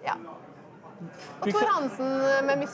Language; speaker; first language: Norwegian; native; Norwegian